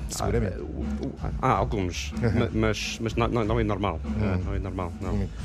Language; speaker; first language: Portuguese; non-native, learner; English